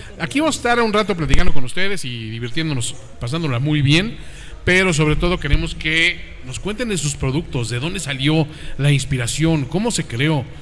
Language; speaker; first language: Spanish; native; Spanish